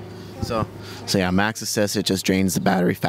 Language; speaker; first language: English; native; English